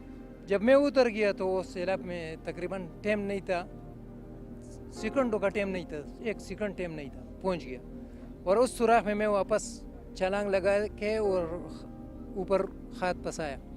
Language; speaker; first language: Hindi; non-native, local second language; Pashto